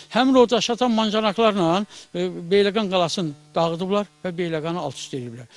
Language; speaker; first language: Azerbaijani; native; Azerbaijani